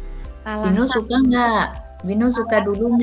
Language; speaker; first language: Indonesian; native; Indonesian